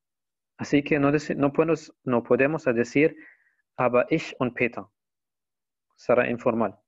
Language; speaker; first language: Spanish; non-native, fluent; Arabic